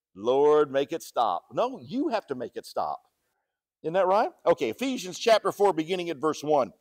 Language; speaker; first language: English; native; English